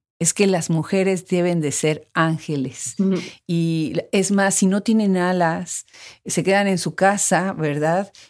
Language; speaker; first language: Spanish; native; Spanish